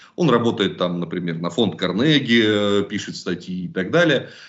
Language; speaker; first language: Russian; native; Russian